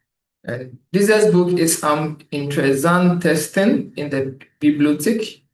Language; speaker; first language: German; non-native, learner; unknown